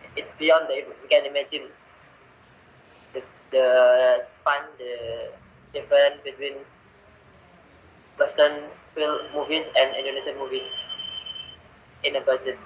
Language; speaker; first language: English; non-native, learner; Indonesian